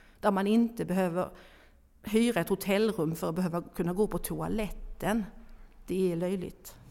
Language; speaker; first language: Swedish; native; Swedish